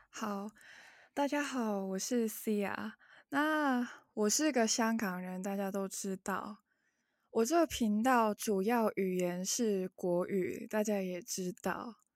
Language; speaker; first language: Chinese; non-native, local second language; Cantonese